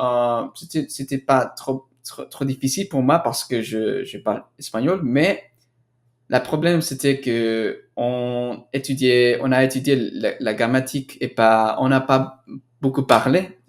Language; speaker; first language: French; non-native, learner; Spanish